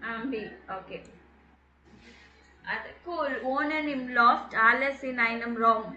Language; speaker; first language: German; non-native, learner; Tamil